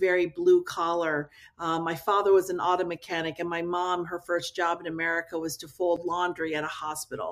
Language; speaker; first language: English; native; English